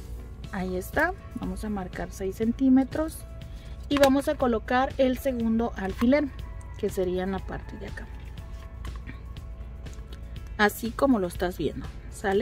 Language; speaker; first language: Spanish; native; Spanish